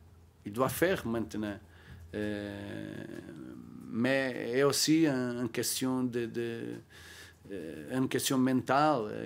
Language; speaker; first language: French; non-native, learner; Portuguese